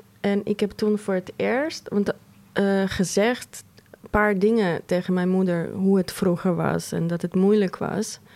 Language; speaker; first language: Dutch; non-native, fluent; Croatian